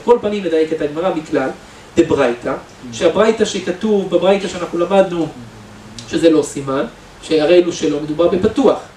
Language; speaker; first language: Hebrew; native; Hebrew